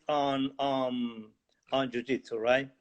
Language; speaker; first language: English; non-native, learner; Spanish